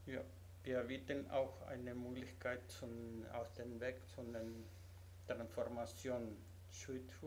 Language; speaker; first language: German; non-native, learner; Spanish